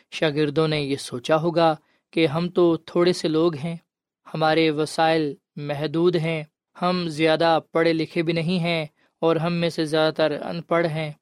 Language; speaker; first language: Urdu; non-native, local second language; Punjabi